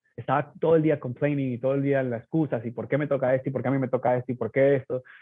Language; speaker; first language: Spanish; native; Spanish